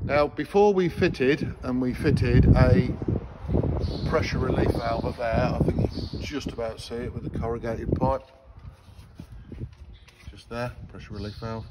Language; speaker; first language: English; native; English